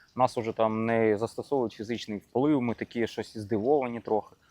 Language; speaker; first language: Ukrainian; native; Ukrainian